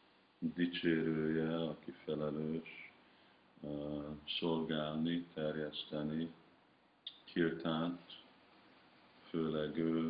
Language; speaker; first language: Hungarian; early bilingual, heritage; Hungarian